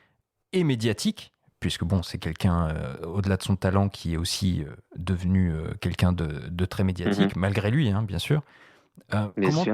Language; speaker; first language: French; native; French